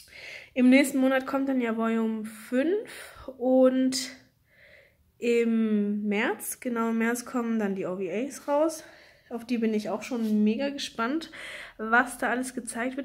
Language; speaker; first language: German; native; German